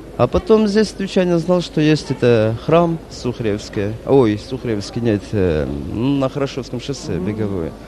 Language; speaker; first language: Russian; non-native, local second language; Armenian